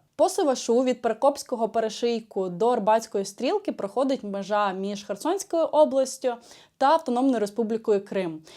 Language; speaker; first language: Ukrainian; native; Ukrainian